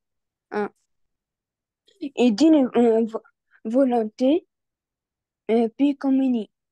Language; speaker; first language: French; non-native, learner; Arabic